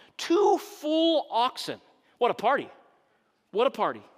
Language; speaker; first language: English; native; English